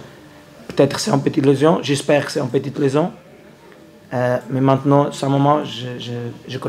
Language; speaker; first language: French; non-native, learner; Portuguese